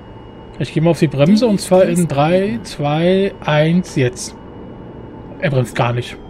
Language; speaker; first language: German; native; German